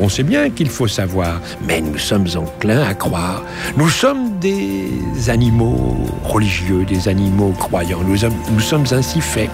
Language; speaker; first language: French; native; French